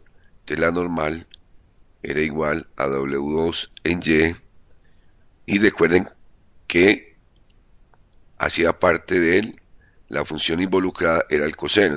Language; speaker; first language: Spanish; native; Spanish